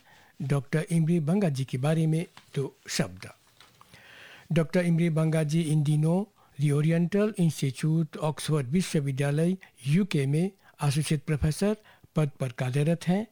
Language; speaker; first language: Hindi; native; Hindi